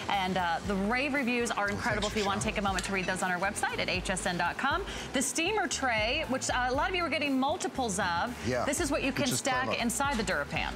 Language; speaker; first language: English; native; English